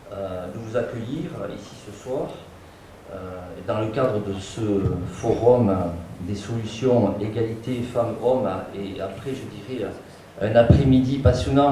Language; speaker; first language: French; native; French